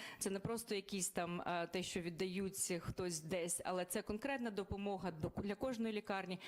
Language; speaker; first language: Ukrainian; native; Ukrainian